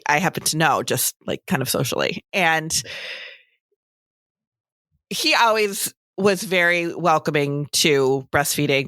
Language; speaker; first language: English; native; English